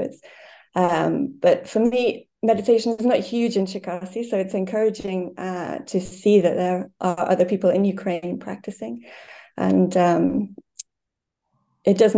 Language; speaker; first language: English; native; English